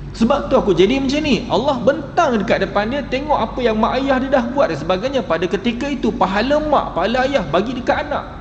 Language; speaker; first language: Malay; native; Malay